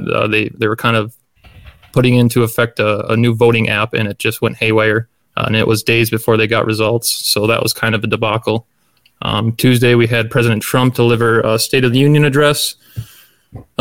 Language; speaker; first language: English; native; English